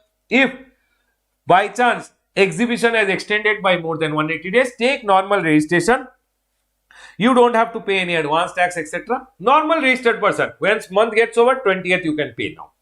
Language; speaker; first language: English; non-native, local second language; Hindi